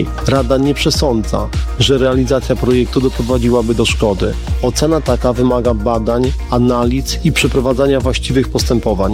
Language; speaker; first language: Polish; native; Polish